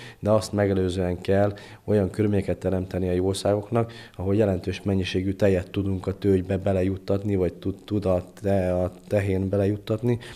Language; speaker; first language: Hungarian; native; Hungarian